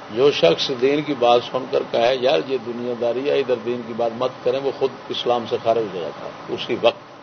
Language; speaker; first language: Urdu; non-native, local second language; Saraiki